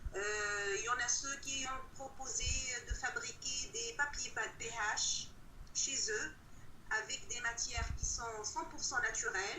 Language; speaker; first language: French; non-native, local second language; Arabic